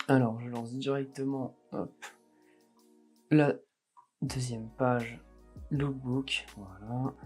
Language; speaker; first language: French; native; French